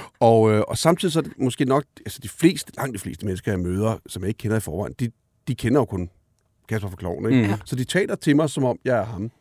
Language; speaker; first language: Danish; native; Danish